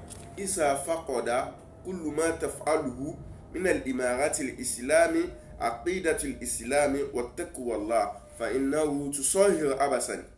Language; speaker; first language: Arabic; non-native, learner; Yoruba